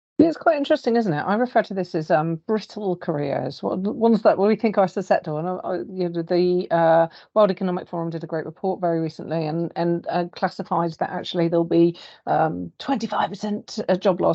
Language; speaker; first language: English; native; English